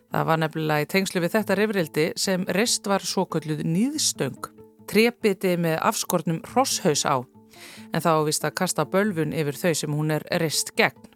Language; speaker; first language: Icelandic; native; Icelandic